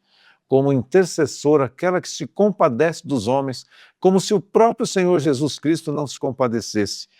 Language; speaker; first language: Portuguese; native; Portuguese